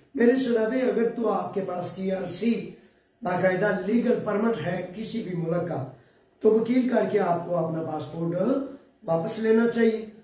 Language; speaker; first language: Urdu; non-native, local second language; Punjabi